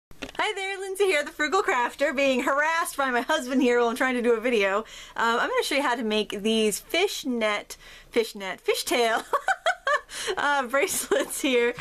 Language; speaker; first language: English; native; English